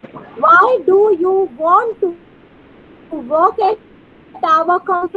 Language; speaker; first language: English; non-native, learner; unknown